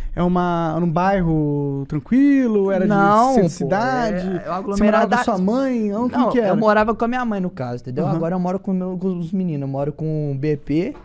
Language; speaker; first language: Portuguese; native; Portuguese